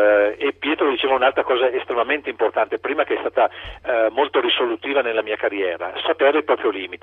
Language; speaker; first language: Italian; native; Italian